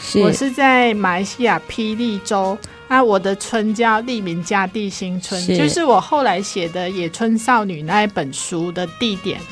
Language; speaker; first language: Chinese; non-native, local second language; Cantonese